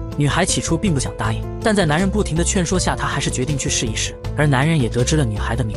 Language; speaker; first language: Chinese; native; Chinese